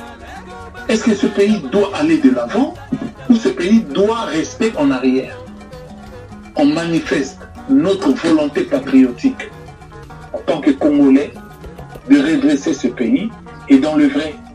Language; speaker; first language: French; non-native, fluent; Lingala